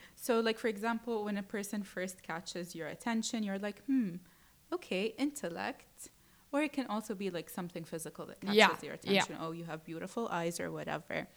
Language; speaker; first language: English; early bilingual, other home language; Arabic